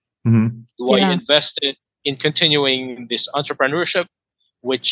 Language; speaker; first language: English; non-native, local second language; Filipino